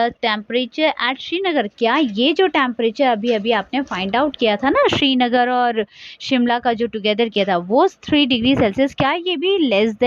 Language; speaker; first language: Hindi; native; Hindi